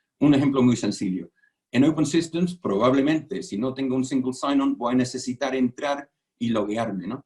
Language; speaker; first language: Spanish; non-native, fluent; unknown